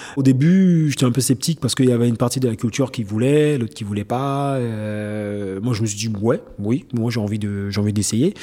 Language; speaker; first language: French; native; French